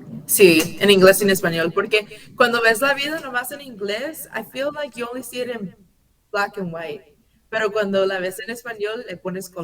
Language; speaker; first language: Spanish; early bilingual, heritage; English